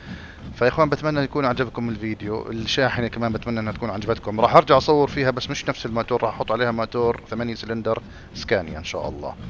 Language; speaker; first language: Arabic; native; Arabic